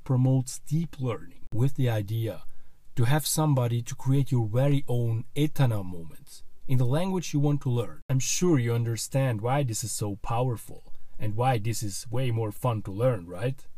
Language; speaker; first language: English; non-native, fluent; German